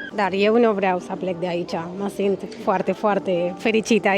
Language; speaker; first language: Romanian; non-native, learner; Spanish